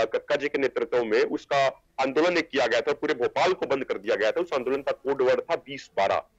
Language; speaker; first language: Hindi; native; Hindi